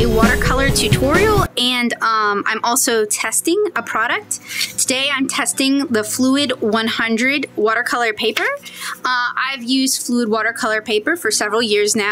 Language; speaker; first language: English; native; English